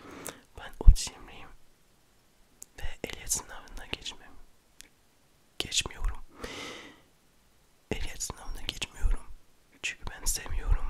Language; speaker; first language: Turkish; early bilingual, heritage; French